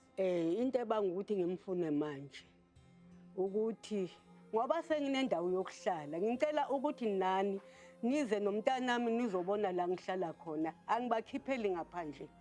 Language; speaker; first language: Zulu; native; Zulu